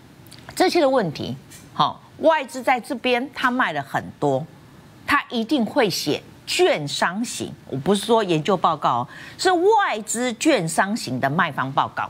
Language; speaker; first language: Chinese; native; Chinese